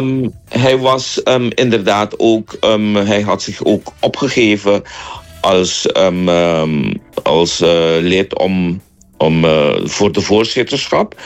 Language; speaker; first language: Dutch; non-native, local second language; Papiamento